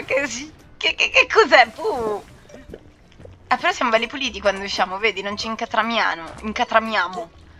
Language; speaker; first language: Italian; native; Italian